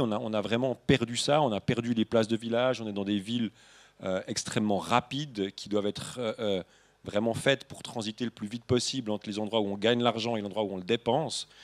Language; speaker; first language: French; native; French